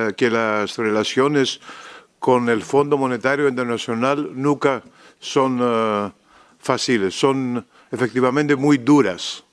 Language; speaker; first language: Spanish; non-native, learner; Greek